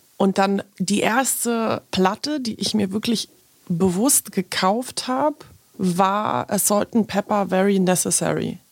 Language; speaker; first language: German; early bilingual, other home language; Polish